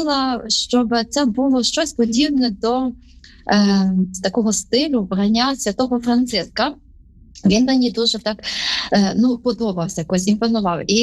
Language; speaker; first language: Ukrainian; native; Ukrainian